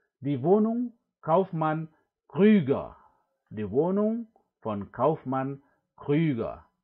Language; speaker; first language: German; non-native, fluent; Indonesian